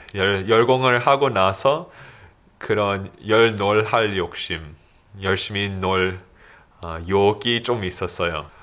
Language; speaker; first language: Korean; early bilingual, heritage; Korean